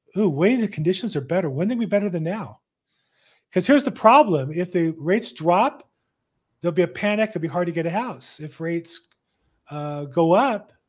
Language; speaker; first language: English; native; English